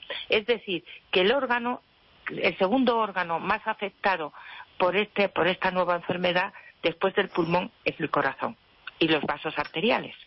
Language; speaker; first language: Spanish; native; Spanish